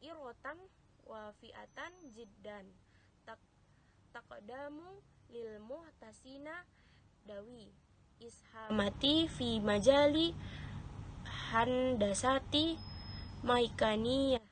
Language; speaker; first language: Arabic; non-native, learner; Indonesian